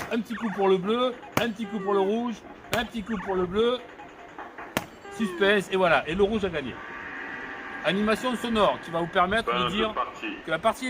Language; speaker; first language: French; native; French